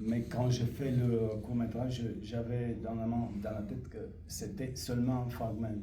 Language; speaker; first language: French; non-native, fluent; Romanian